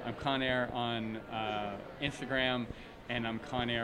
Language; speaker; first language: English; native; English